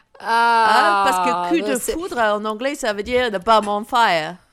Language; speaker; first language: French; non-native, fluent; English